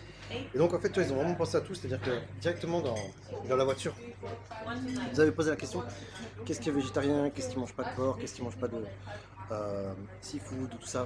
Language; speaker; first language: French; native; French